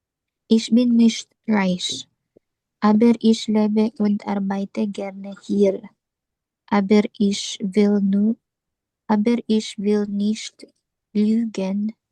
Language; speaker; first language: German; non-native, learner; Filipino